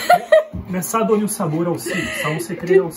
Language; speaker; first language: French; non-native, learner; Portuguese